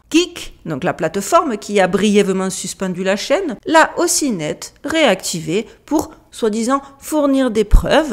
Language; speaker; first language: French; native; French